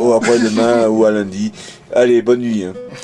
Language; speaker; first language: French; native; French